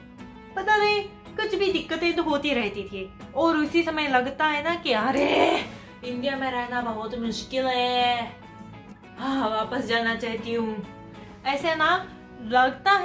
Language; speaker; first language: Hindi; non-native, fluent; Japanese